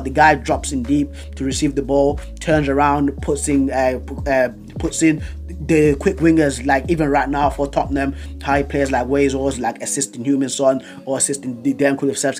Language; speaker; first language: English; native; English